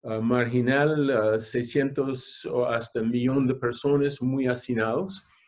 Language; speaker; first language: Spanish; non-native, fluent; English